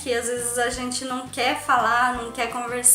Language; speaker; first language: Portuguese; native; Portuguese